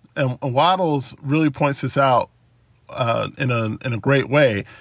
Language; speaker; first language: English; native; English